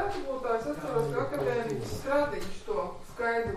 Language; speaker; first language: Latvian; native; Latvian